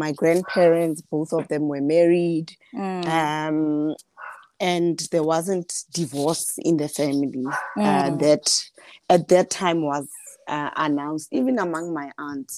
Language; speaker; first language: English; non-native, local second language; Southern Sotho